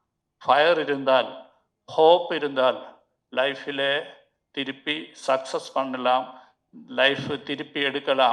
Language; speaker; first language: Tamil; non-native, learner; Malayalam